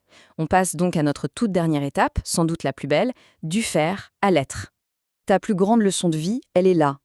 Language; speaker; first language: French; native; French